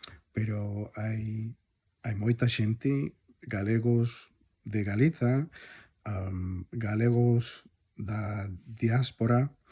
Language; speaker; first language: Galician; non-native, fluent; English